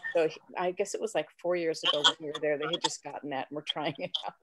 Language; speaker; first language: English; native; English